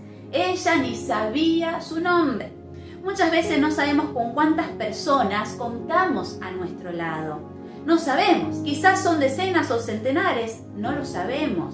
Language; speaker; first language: Spanish; native; Spanish